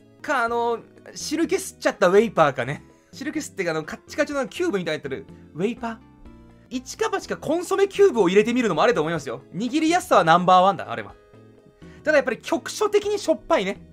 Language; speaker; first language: Japanese; native; Japanese